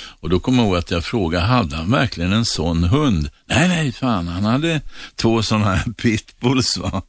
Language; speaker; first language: Swedish; native; Swedish